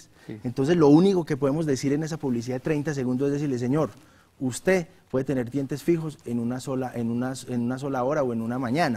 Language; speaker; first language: Spanish; native; Spanish